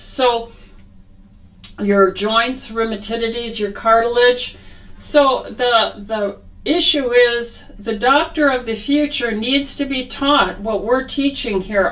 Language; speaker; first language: English; native; English